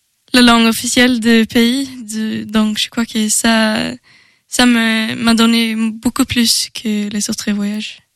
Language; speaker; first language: French; non-native, learner; Swedish